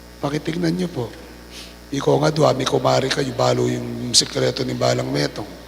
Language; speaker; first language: Filipino; non-native, local second language; Pampanga